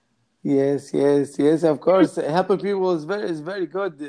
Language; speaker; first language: English; non-native, learner; Arabic